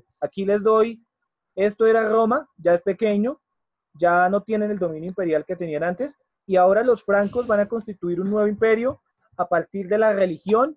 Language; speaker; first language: Spanish; native; Spanish